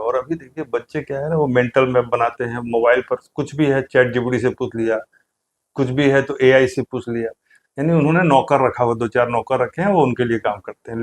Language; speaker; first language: Hindi; native; Hindi